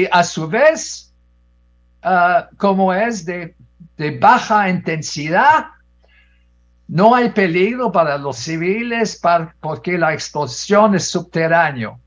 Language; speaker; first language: Spanish; non-native, fluent; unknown